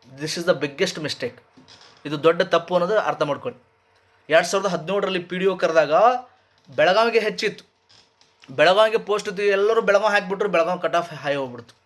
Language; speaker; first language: Kannada; native; Kannada